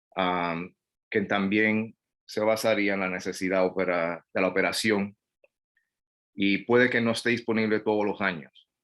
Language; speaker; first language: Spanish; non-native, fluent; English